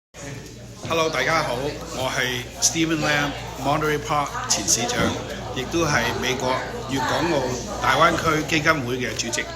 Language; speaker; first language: Cantonese; native; Cantonese